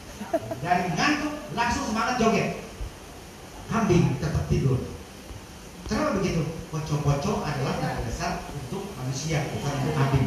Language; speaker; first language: Indonesian; native; Indonesian